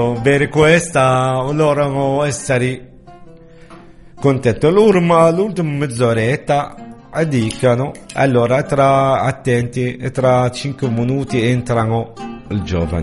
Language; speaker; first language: Italian; non-native, learner; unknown